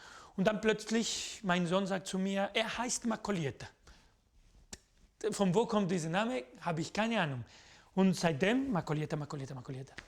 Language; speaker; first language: German; non-native, fluent; Spanish